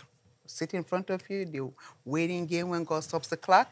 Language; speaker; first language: English; non-native, local second language; Igbo